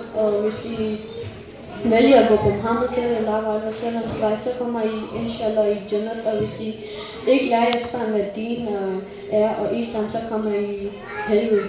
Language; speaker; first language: Danish; early bilingual, other home language; Urdu